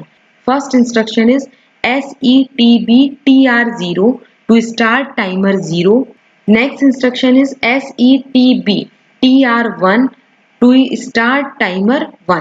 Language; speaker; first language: English; non-native, local second language; Hindi